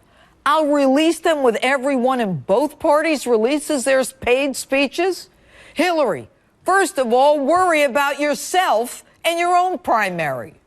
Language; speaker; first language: English; native; English